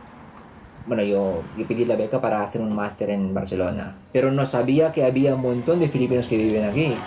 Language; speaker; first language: Spanish; non-native, fluent; Filipino